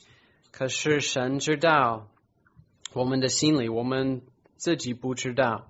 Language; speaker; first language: Chinese; non-native, fluent; English